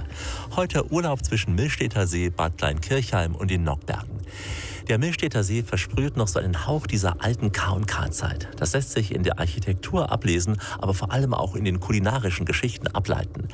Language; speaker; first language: German; native; German